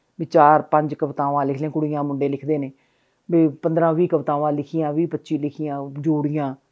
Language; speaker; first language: Punjabi; native; Punjabi